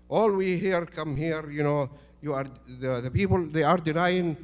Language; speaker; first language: English; non-native, fluent; Arabic